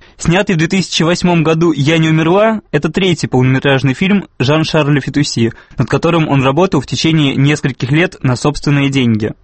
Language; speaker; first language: Russian; native; Russian